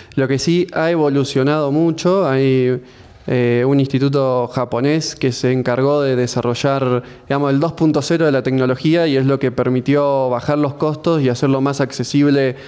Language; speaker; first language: Spanish; native; Spanish